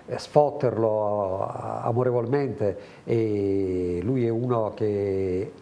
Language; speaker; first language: Italian; native; Italian